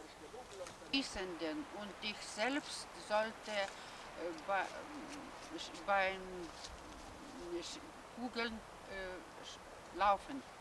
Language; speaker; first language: German; non-native, fluent; Lithuanian